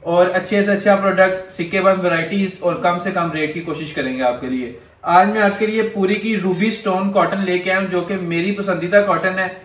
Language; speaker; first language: Urdu; non-native, local second language; Punjabi